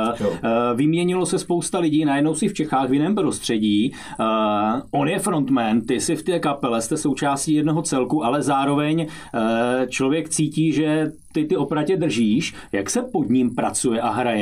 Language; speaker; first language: Czech; native; Czech